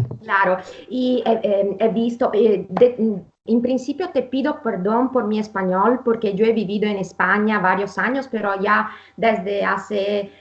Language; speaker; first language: Spanish; non-native, fluent; Italian